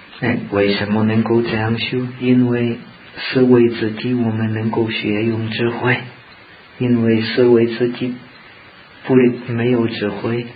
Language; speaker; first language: Chinese; non-native, fluent; Czech